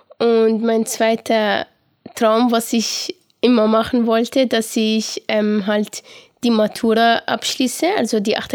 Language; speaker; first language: German; non-native, fluent; Arabic